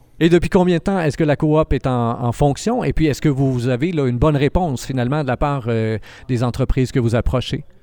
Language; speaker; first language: French; native; French